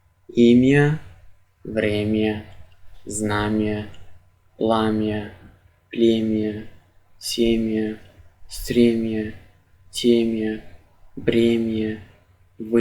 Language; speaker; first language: Russian; non-native, fluent; Turkmen